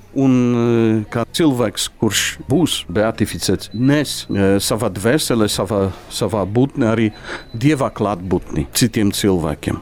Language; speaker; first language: Latvian; non-native, fluent; Polish